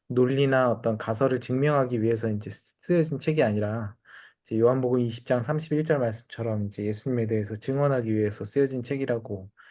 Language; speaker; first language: Korean; native; Korean